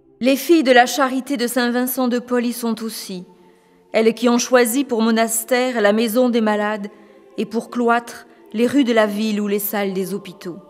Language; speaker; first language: French; native; French